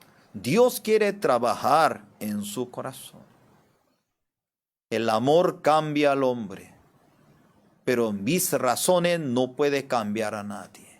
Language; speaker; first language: Spanish; non-native, fluent; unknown